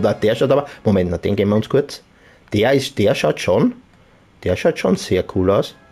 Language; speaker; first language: German; native; German